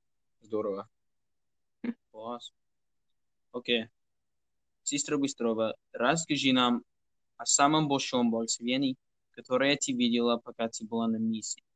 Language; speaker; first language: Russian; non-native, fluent; English